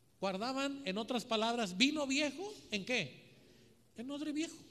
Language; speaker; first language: Spanish; native; Spanish